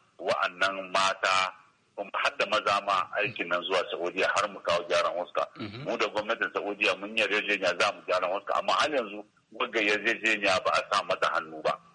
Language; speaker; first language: Hausa; native; Hausa